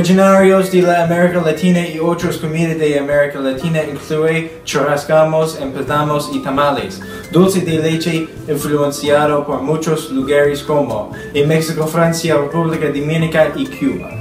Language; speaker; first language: Spanish; non-native, learner; English